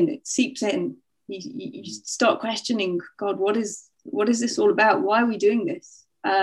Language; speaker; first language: English; native; English